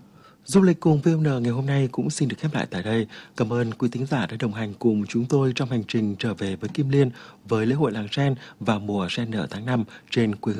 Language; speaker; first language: Vietnamese; native; Vietnamese